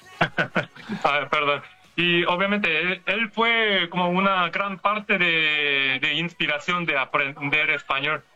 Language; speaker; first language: Spanish; non-native, learner; Korean